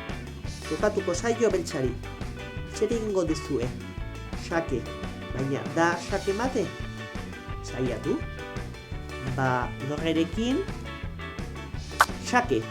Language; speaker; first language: Basque; non-native, local second language; Spanish